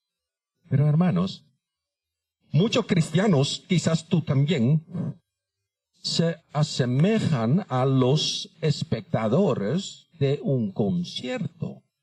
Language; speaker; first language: Spanish; non-native, fluent; Dutch